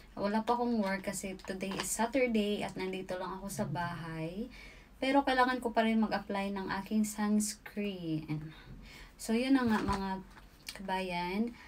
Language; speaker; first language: Filipino; native; Filipino